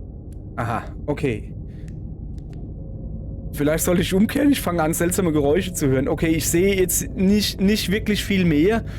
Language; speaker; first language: German; native; German